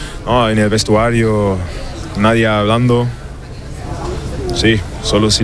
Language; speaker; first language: Spanish; non-native, learner; German